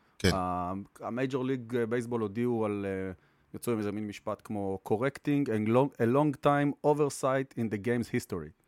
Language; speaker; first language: Hebrew; native; Hebrew